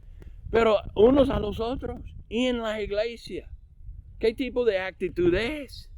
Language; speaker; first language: Spanish; non-native, learner; English